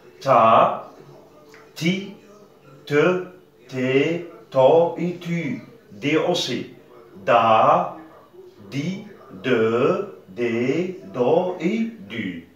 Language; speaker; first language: French; non-native, local second language; Arabic